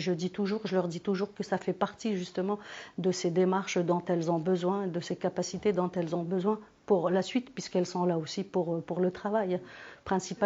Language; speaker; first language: French; native; French